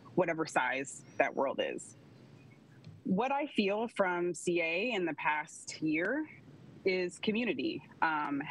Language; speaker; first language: English; native; English